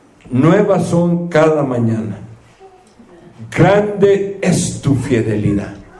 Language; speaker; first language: Spanish; native; Spanish